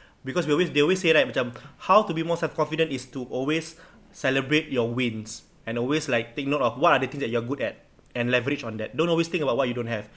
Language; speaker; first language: English; non-native, local second language; Malay